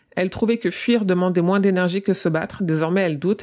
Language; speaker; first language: French; native; French